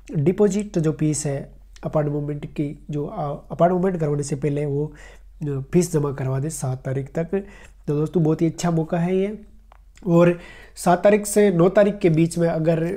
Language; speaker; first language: Hindi; native; Hindi